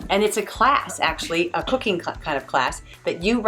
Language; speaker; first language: English; native; English